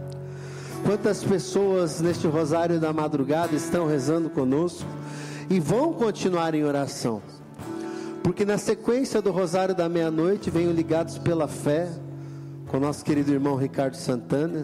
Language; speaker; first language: Portuguese; native; Portuguese